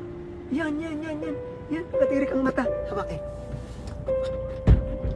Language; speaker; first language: Filipino; native; Filipino